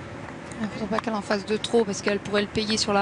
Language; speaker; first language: French; native; French